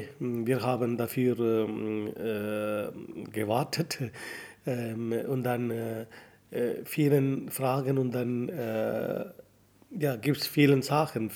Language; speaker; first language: German; non-native, learner; Tamil